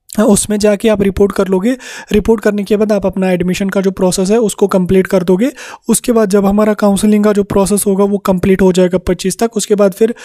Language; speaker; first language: Hindi; non-native, local second language; Kashmiri